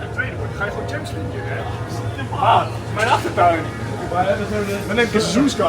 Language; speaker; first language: Dutch; native; Dutch